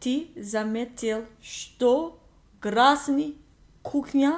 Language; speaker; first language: Russian; non-native, learner; English